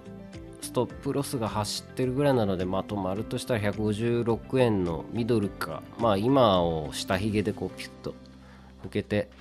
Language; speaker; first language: Japanese; native; Japanese